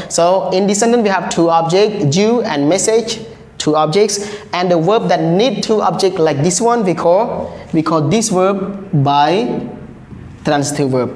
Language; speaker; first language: English; non-native, learner; Khmer